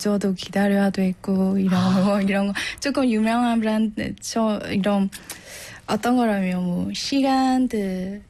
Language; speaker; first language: Korean; non-native, learner; Burmese